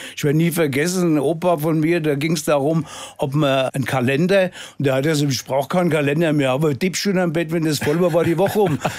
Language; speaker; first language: German; native; German